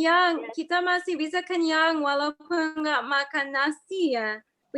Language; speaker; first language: Indonesian; non-native, learner; English